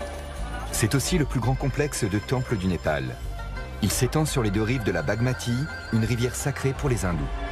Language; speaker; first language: French; native; French